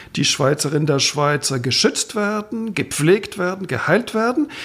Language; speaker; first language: German; non-native, fluent; French